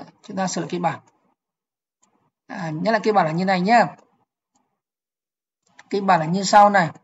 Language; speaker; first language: Vietnamese; native; Vietnamese